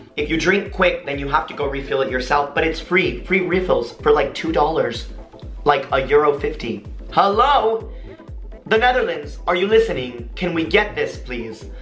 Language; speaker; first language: English; native; English